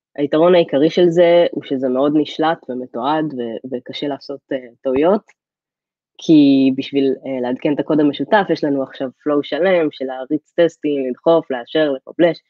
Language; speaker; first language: Hebrew; native; Hebrew